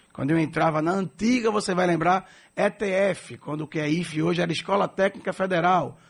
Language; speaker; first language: Portuguese; native; Portuguese